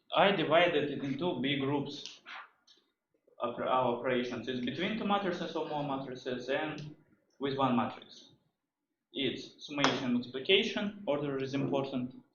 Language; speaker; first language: English; non-native, fluent; Russian